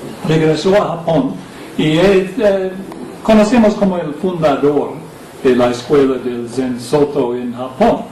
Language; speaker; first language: Spanish; non-native, fluent; English